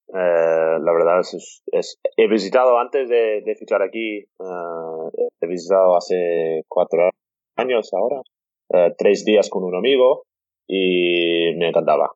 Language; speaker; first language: Spanish; non-native, fluent; English